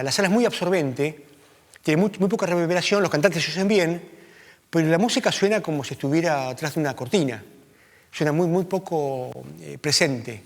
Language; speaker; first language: Spanish; native; Spanish